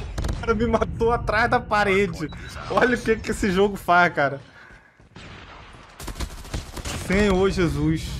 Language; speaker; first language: Portuguese; native; Portuguese